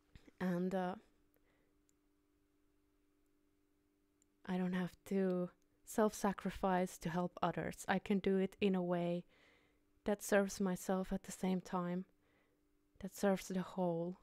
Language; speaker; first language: English; non-native, fluent; Finnish